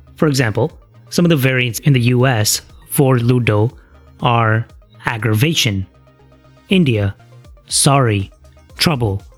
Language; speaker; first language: English; non-native, local second language; Hindi